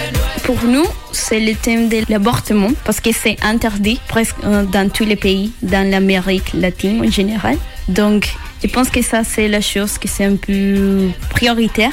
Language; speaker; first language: French; non-native, learner; Spanish